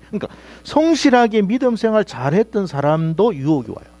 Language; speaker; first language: Korean; native; Korean